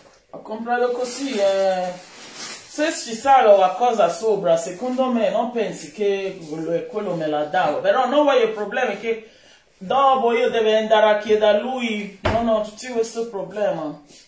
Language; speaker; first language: Italian; non-native, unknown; Bini